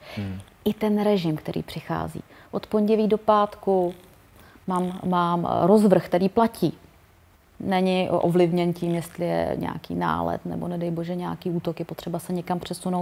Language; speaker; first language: Czech; native; Czech